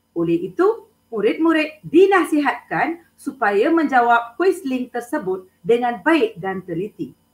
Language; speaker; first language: Malay; non-native, local second language; Tamil